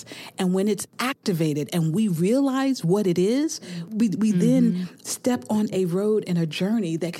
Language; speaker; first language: English; native; English